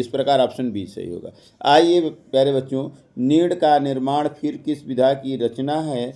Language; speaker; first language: Hindi; native; Hindi